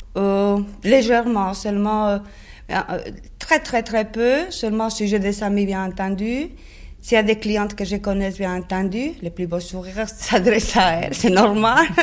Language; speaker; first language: French; non-native, fluent; Spanish